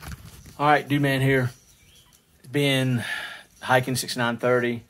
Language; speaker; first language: English; native; English